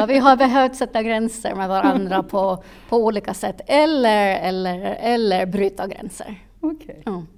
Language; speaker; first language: Swedish; non-native, fluent; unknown